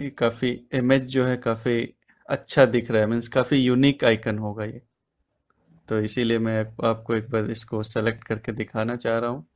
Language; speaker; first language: Hindi; native; Hindi